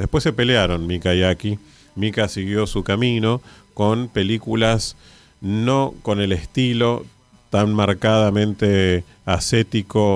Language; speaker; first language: Spanish; native; Spanish